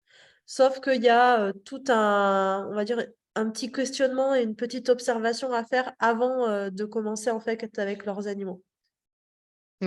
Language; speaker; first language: French; native; French